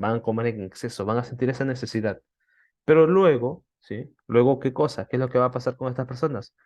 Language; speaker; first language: Spanish; native; Spanish